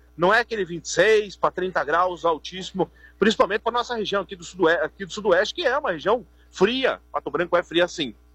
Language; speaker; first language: Portuguese; native; Portuguese